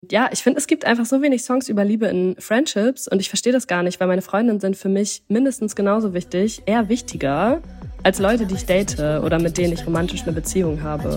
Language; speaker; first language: German; native; German